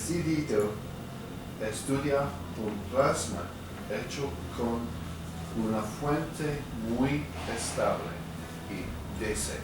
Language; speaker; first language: Spanish; non-native, fluent; English